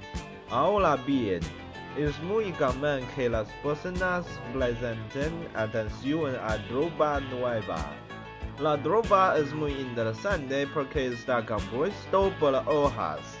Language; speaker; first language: Spanish; non-native, learner; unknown